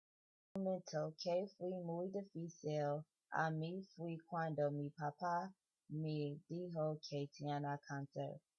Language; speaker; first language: Spanish; non-native, learner; English